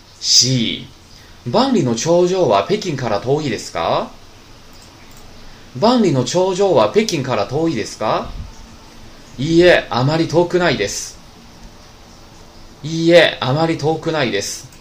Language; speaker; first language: Japanese; non-native, fluent; Chinese